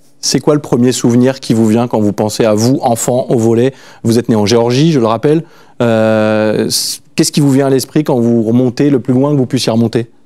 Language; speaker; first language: French; native; French